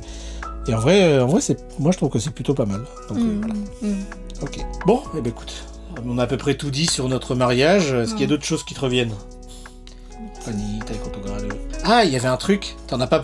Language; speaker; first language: French; native; French